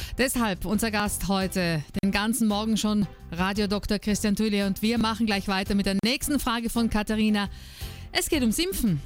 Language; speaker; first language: German; native; German